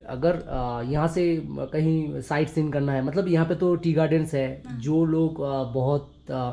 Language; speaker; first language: Hindi; non-native, local second language; Bangla